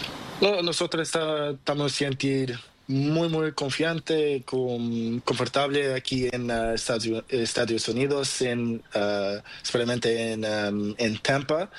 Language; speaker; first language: Spanish; non-native, learner; Portuguese